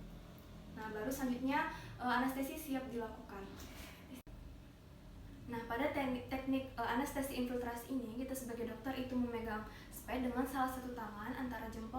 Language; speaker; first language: Indonesian; native; Indonesian